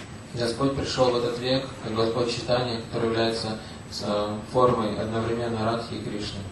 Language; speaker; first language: Russian; native; Russian